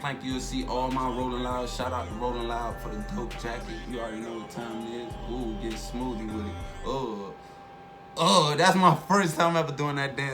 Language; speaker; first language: English; native; English